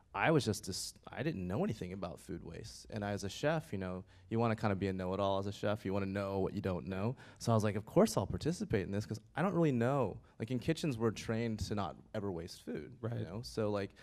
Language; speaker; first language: English; native; English